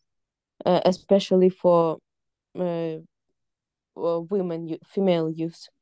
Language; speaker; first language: English; non-native, fluent; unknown